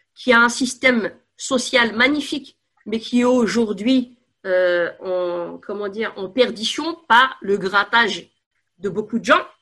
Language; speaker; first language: French; native; French